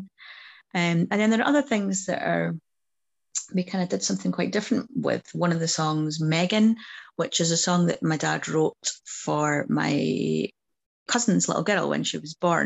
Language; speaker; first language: English; native; English